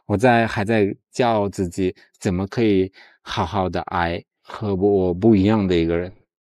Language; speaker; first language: Chinese; non-native, fluent; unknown